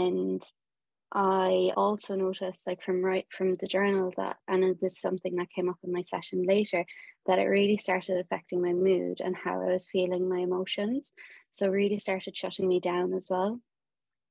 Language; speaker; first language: English; native; English